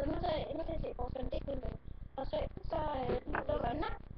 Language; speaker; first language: Danish; native; Danish